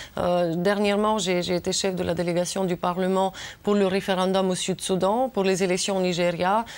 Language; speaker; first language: French; non-native, fluent; Bulgarian